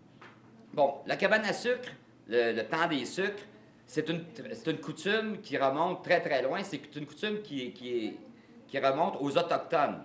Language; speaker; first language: French; native; French